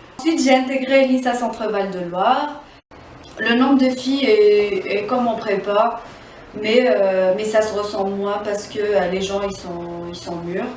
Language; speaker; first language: French; non-native, local second language; Arabic